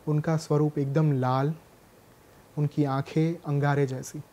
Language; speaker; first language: Hindi; non-native, local second language; Gujarati